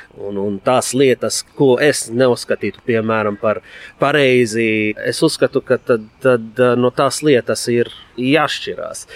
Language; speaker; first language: Latvian; non-native, fluent; Arabic